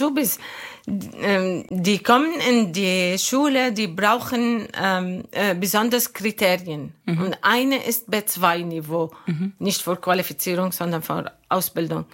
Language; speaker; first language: German; non-native, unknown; Arabic